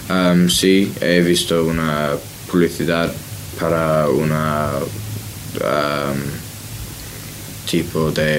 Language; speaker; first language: Spanish; non-native, learner; English